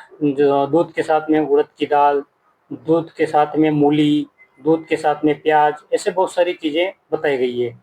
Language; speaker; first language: Hindi; native; Hindi